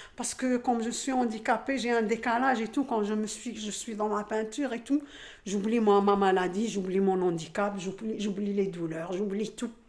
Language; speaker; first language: French; non-native, local second language; Arabic